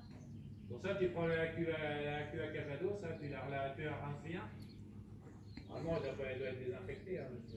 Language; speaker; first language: French; native; French